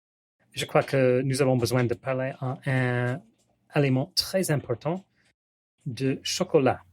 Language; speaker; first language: French; non-native, learner; English